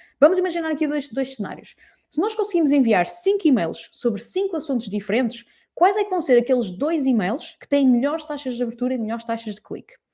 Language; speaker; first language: Portuguese; native; Portuguese